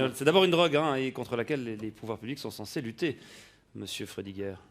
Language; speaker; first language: French; native; French